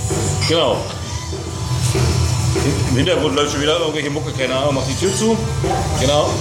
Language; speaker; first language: German; native; German